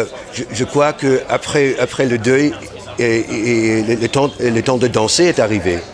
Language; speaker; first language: French; non-native, fluent; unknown